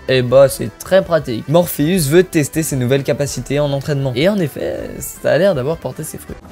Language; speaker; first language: French; native; French